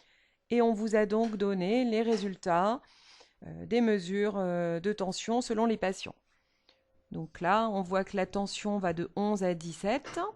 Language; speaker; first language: French; native; French